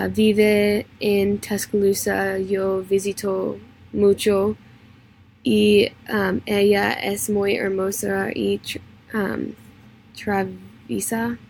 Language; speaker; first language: Spanish; non-native, learner; English